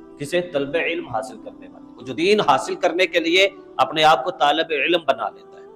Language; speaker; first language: Urdu; non-native, local second language; Punjabi